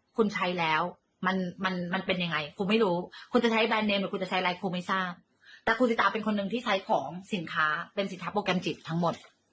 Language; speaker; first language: Thai; native; Thai